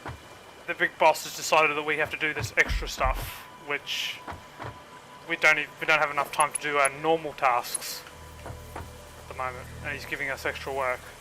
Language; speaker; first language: English; native; English